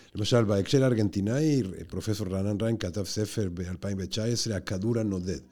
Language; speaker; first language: Hebrew; non-native, fluent; Spanish